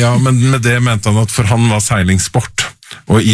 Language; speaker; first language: Norwegian; native; Norwegian